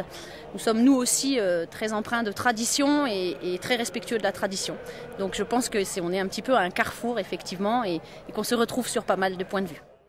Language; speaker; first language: French; native; French